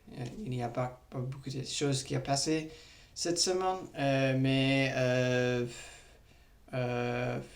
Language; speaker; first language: French; non-native, learner; English